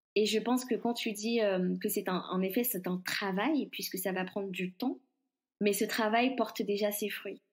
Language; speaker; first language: French; non-native, local second language; Guadeloupean Creole French